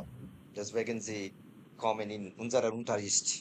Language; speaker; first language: German; non-native, fluent; Bangla